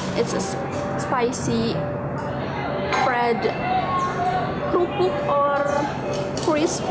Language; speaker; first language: English; non-native, learner; Indonesian